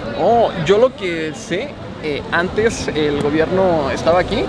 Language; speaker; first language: Spanish; native; Spanish